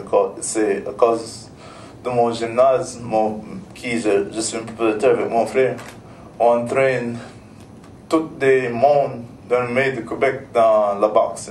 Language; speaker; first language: French; non-native, local second language; English